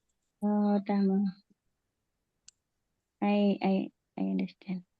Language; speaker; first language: English; non-native, learner; Indonesian